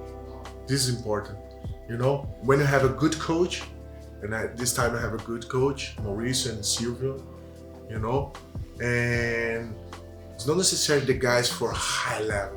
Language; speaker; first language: English; non-native, learner; Portuguese